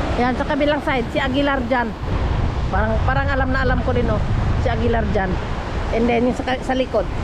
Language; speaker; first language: Filipino; native; Filipino